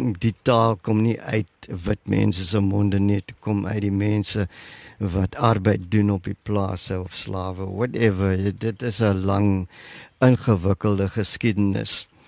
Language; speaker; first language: Afrikaans; non-native, local second language; English